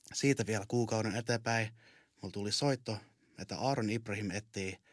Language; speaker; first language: Finnish; early bilingual, other home language; English